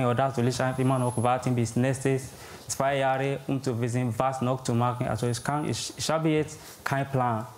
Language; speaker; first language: German; non-native, learner; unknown